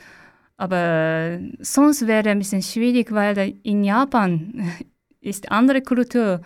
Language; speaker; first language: German; non-native, learner; Japanese